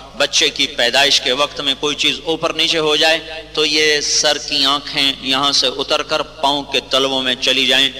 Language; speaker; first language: Urdu; non-native, local second language; Punjabi